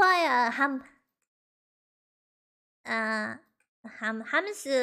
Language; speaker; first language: English; non-native, learner; Spanish